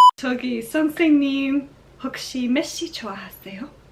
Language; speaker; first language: Korean; non-native, learner; English